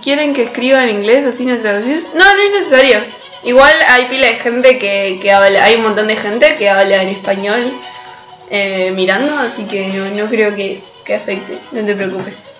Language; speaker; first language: Spanish; native; Spanish